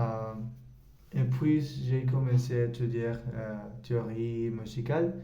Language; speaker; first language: French; non-native, learner; Spanish